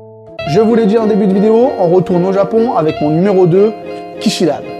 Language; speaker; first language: French; native; French